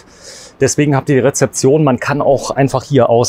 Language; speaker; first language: German; native; German